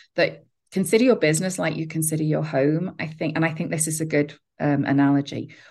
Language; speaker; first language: English; native; English